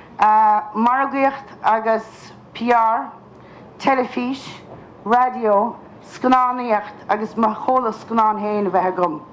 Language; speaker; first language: Irish; native; Irish